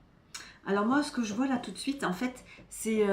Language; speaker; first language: French; native; French